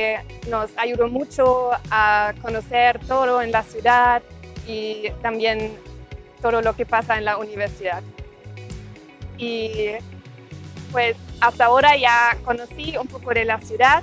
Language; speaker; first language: Spanish; non-native, fluent; German